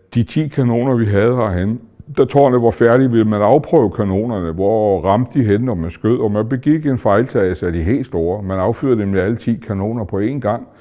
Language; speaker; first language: Danish; native; Danish